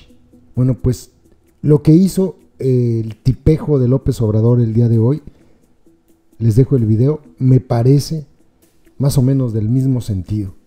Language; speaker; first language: Spanish; native; Spanish